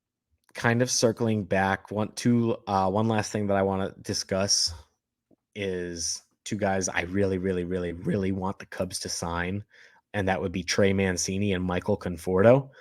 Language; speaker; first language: English; native; English